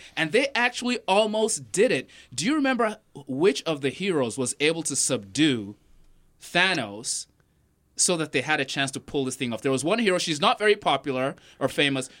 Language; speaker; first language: English; non-native, local second language; Yoruba